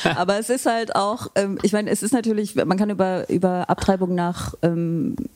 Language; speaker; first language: German; native; German